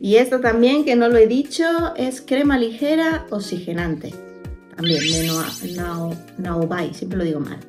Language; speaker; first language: Spanish; native; Spanish